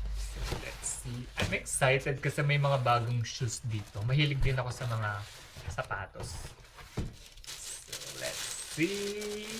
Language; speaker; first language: Filipino; native; Filipino